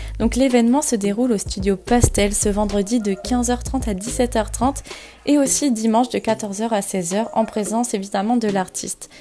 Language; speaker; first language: French; native; French